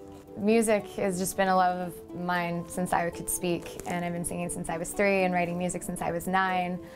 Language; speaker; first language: English; native; English